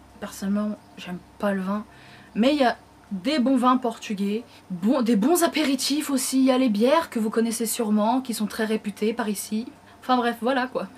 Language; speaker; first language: French; early bilingual, other home language; Portuguese